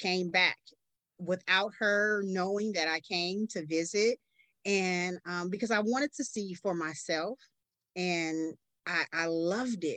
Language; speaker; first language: English; native; English